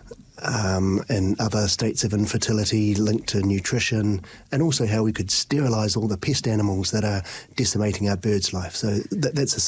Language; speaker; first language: English; native; English